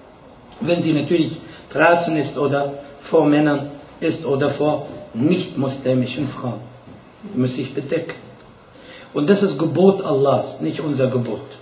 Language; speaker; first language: German; non-native, fluent; Arabic